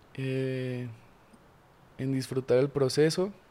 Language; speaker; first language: Spanish; native; Spanish